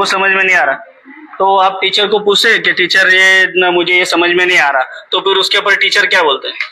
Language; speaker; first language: Hindi; non-native, local second language; Marathi